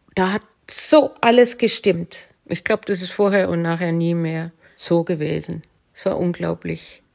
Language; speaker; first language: German; native; German